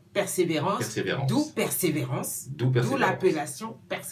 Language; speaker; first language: French; non-native, local second language; Baoulé